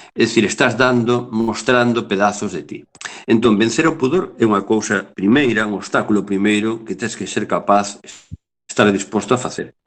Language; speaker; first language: Galician; native; Galician